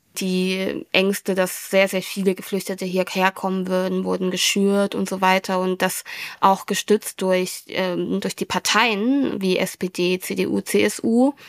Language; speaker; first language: German; early bilingual, other home language; Vietnamese